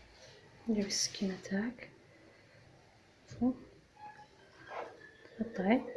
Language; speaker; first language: Arabic; native; Arabic